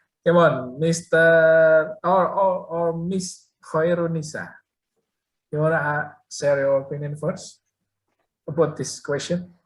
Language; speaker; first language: English; non-native, learner; Indonesian